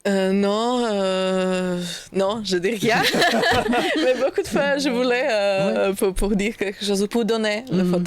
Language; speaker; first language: French; non-native, learner; Slovak